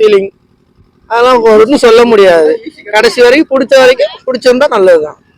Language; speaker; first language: Tamil; native; Tamil